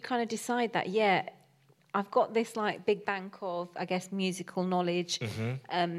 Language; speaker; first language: English; native; English